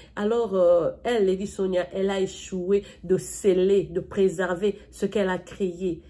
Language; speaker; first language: French; non-native, local second language; Lingala